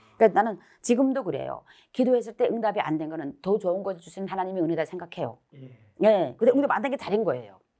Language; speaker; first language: Korean; native; Korean